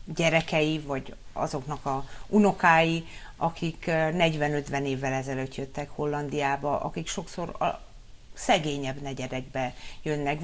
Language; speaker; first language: Hungarian; early bilingual, heritage; Hungarian